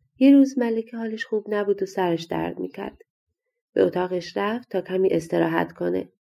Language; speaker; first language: Persian; native; Persian